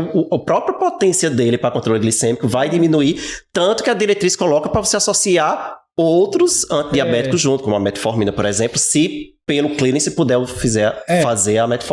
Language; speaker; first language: Portuguese; native; Portuguese